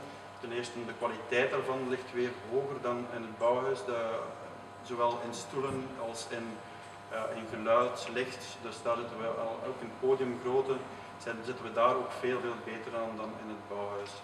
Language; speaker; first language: Dutch; native; Dutch